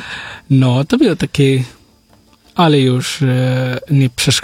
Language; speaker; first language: Polish; non-native, learner; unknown